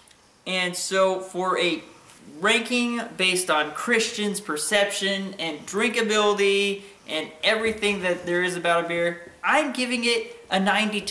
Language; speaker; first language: English; native; English